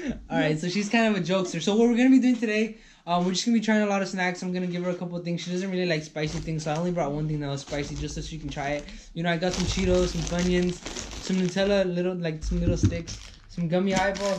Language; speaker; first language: English; early bilingual, other home language; Spanish